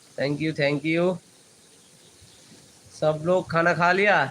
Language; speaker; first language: Hindi; non-native, local second language; Bangla